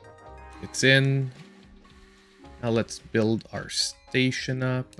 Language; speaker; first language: English; native; English